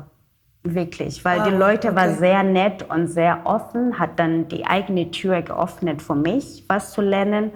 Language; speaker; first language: German; non-native, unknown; Xhosa